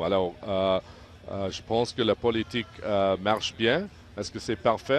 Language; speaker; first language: French; non-native, local second language; English